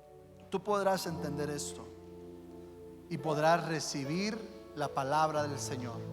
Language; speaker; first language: Spanish; native; Spanish